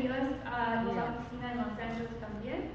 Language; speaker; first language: Spanish; early bilingual, other home language; English